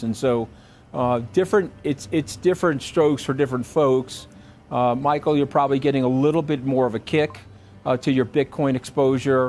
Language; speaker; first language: English; native; English